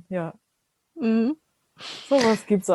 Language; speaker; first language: German; non-native, fluent; Russian